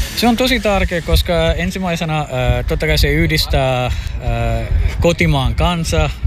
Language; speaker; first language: Finnish; non-native, fluent; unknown